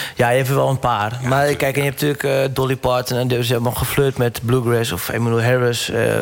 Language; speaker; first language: Dutch; native; Dutch